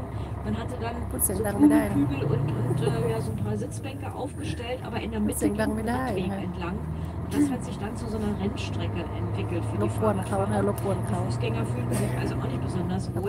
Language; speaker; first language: German; native; German